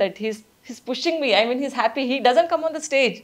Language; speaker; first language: Telugu; non-native, local second language; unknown